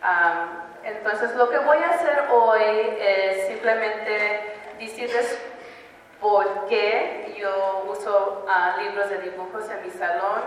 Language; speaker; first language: Spanish; early bilingual, heritage; Spanish